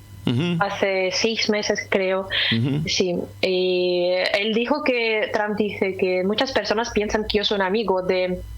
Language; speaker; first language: Spanish; non-native, fluent; Russian